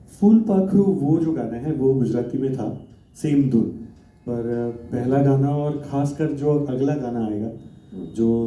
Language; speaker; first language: Hindi; non-native, local second language; Gujarati